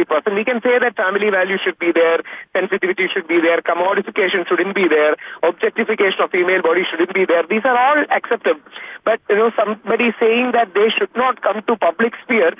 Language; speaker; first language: English; non-native, local second language; Malayalam